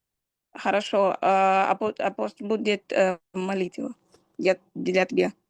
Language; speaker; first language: Russian; non-native, learner; Portuguese